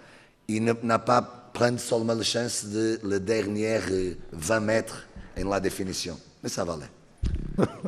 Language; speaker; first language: French; non-native, learner; Portuguese